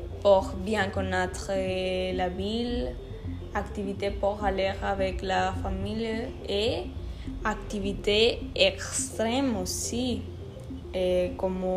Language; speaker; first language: French; non-native, learner; Spanish